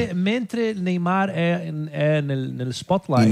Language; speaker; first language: Italian; non-native, fluent; Portuguese